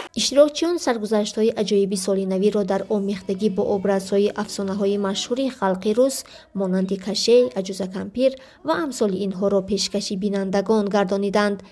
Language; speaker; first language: Tajik; native; Tajik